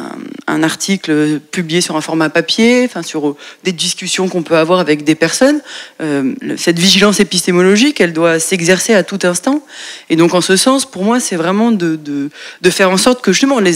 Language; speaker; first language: French; native; French